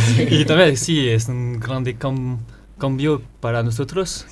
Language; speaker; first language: Spanish; non-native, learner; French